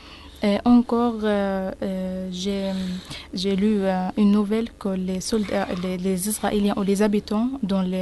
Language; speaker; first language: French; non-native, learner; Arabic